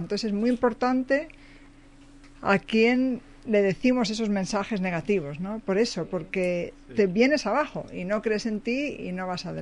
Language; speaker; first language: Spanish; native; Spanish